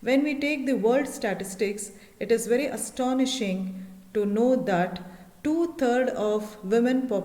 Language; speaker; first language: English; non-native, local second language; Kannada